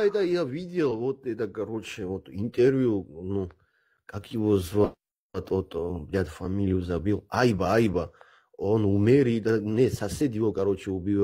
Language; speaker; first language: Russian; non-native, local second language; Abkhazian